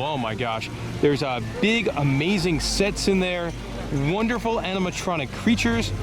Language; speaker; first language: English; native; English